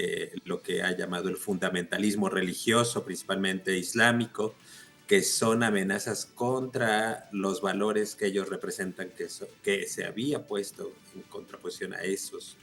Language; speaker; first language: Spanish; native; Spanish